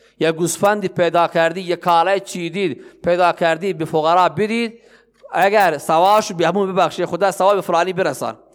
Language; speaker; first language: Persian; non-native, local second language; Baluchi